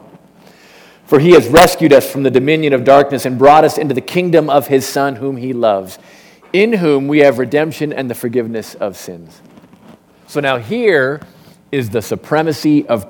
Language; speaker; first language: English; native; English